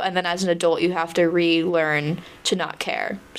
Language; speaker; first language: English; native; English